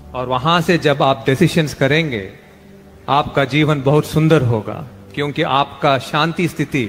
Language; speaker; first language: Hindi; non-native, local second language; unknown